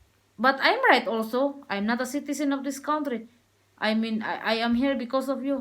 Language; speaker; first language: English; non-native, learner; Filipino